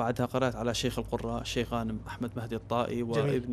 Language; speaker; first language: Arabic; native; Arabic